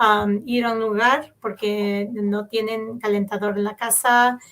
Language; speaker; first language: Spanish; early bilingual, heritage; Spanish